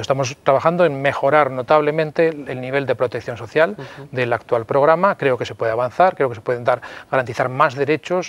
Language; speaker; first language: Spanish; native; Spanish